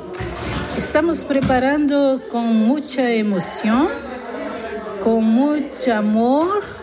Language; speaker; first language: Spanish; non-native, learner; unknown